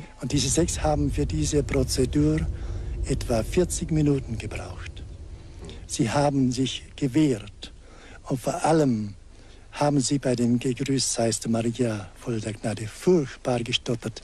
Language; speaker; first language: German; native; German